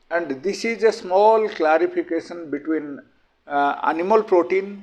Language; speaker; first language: English; non-native, local second language; Telugu